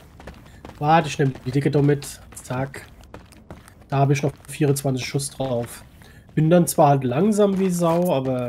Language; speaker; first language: German; native; German